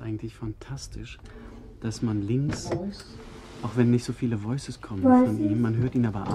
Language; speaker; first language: German; native; German